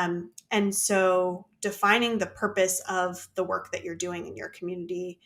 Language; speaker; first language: English; native; English